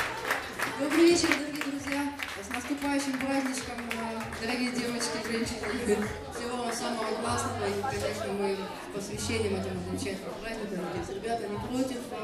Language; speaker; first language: Russian; native; Russian